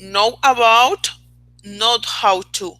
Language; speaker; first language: English; non-native, learner; Spanish